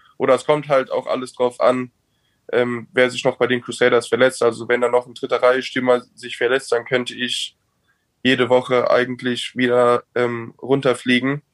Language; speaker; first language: German; native; German